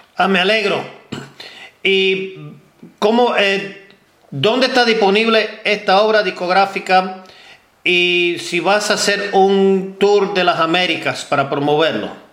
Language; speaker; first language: Spanish; early bilingual, heritage; Spanish